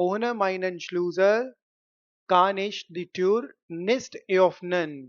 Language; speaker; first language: German; non-native, fluent; Hindi